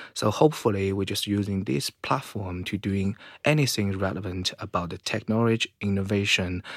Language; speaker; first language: English; non-native, fluent; Chinese